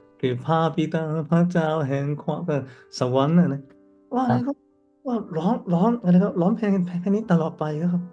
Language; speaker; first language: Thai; non-native, learner; Cantonese